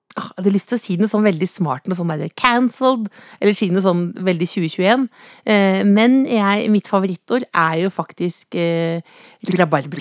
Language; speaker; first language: Norwegian; native; Norwegian